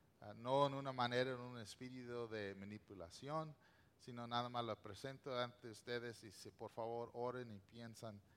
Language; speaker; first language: Spanish; non-native, local second language; English